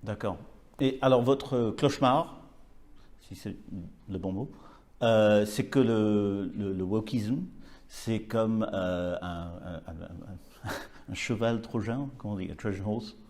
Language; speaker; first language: French; non-native, learner; English